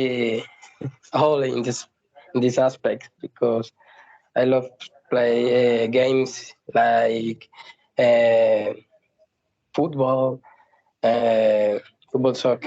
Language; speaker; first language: English; non-native, learner; Spanish